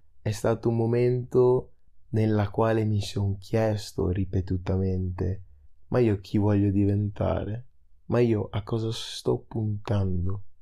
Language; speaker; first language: Italian; early bilingual, other home language; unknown